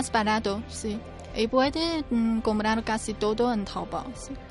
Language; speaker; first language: Spanish; non-native, fluent; Chinese